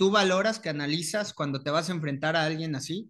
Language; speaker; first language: Spanish; native; Spanish